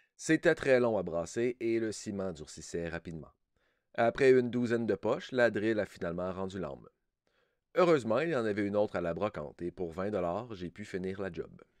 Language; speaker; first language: French; native; French